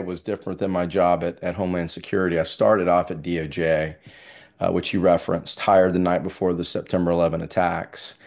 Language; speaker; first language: English; native; English